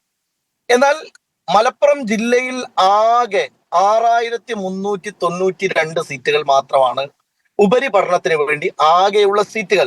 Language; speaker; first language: Malayalam; native; Malayalam